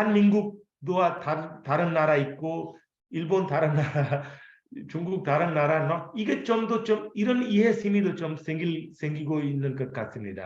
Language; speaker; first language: Korean; non-native, fluent; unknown